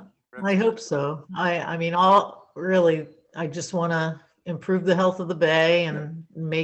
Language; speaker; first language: English; native; English